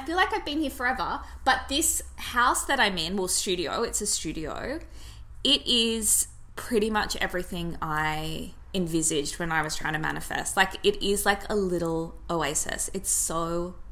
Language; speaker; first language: English; native; English